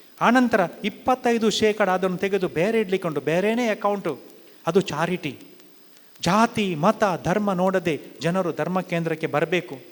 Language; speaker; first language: Kannada; non-native, local second language; Konkani